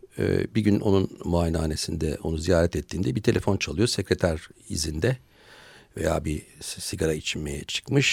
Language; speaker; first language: Turkish; native; Turkish